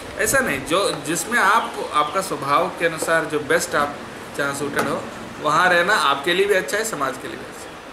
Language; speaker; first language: Hindi; non-native, local second language; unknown